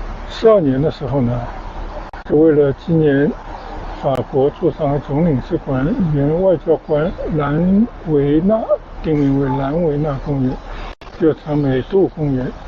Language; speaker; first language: Chinese; native; Chinese